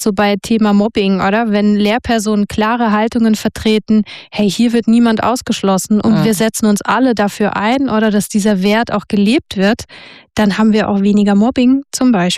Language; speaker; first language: German; native; German